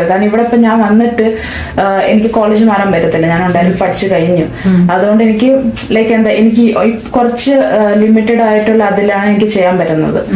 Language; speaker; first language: Malayalam; non-native, local second language; English